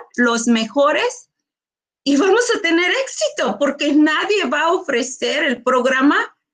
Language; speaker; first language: Spanish; early bilingual, heritage; Spanish